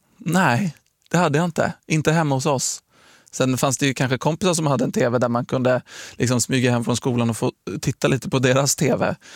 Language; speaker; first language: Swedish; native; Swedish